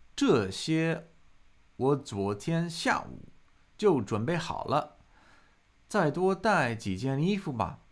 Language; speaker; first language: Chinese; non-native, fluent; English